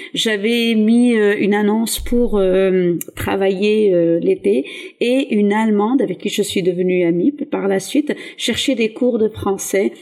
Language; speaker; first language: French; early bilingual, other home language; Arabic